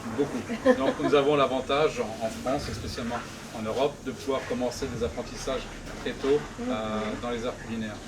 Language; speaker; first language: French; native; French